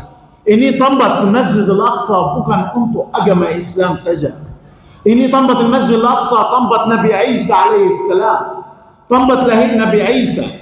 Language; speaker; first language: Indonesian; non-native, fluent; Arabic